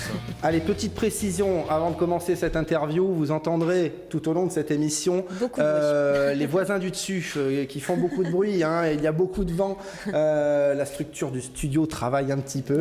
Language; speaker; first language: French; native; French